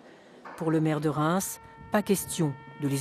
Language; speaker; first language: French; native; French